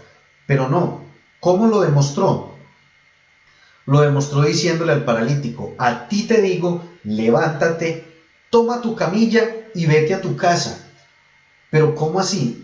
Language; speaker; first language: Spanish; native; Spanish